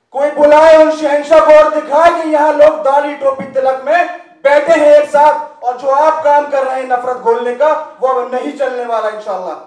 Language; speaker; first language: Hindi; native; Hindi